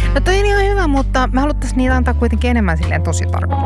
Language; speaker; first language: Finnish; native; Finnish